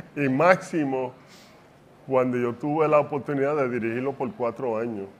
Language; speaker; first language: Spanish; early bilingual, heritage; Spanish